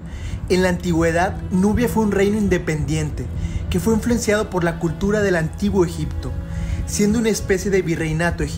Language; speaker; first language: Spanish; native; Spanish